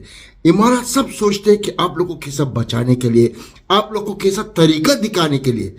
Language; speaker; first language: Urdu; non-native, local second language; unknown